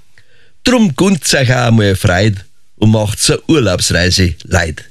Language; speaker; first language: German; native; German